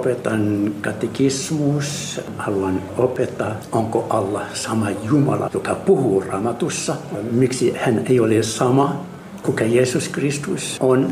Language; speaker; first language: Finnish; non-native, fluent; Arabic